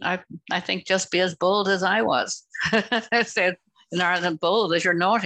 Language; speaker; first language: English; native; English